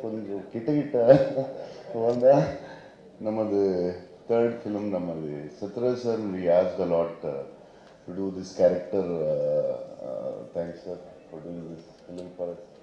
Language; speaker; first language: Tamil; non-native, learner; Telugu